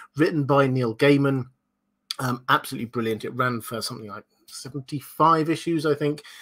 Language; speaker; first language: English; native; English